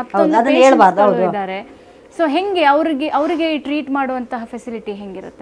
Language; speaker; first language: Kannada; native; Kannada